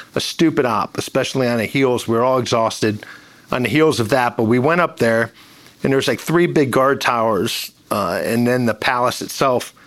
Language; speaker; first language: English; native; English